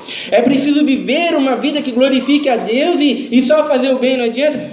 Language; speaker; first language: Portuguese; native; Portuguese